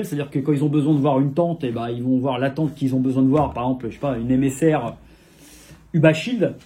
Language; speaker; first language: French; native; French